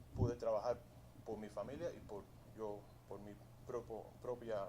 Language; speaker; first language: Spanish; early bilingual, heritage; Spanish